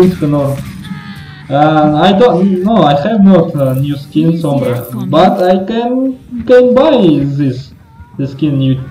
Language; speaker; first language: English; non-native, learner; Russian